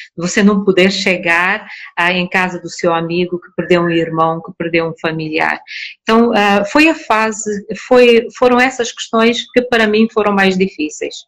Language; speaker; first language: Portuguese; non-native, local second language; Kabuverdianu